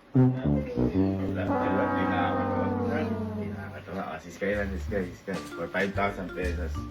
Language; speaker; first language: Filipino; native; Filipino